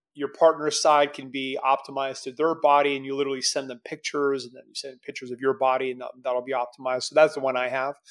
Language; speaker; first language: English; native; English